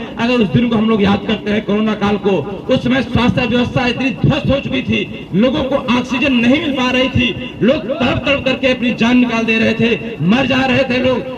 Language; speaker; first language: Hindi; native; Hindi